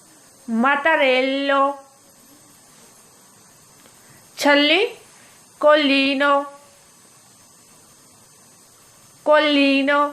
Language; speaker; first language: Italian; non-native, fluent; Urdu